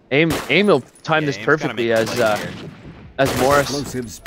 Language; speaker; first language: English; native; English